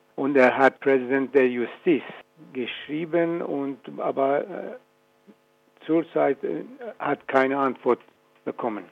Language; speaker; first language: German; non-native, fluent; Persian